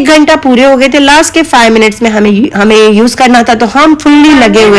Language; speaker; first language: Hindi; native; Hindi